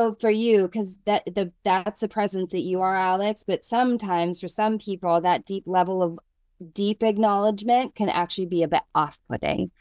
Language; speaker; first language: English; native; English